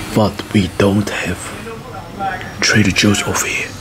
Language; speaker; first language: English; non-native, fluent; Dutch